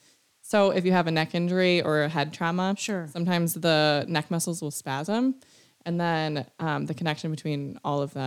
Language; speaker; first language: English; native; English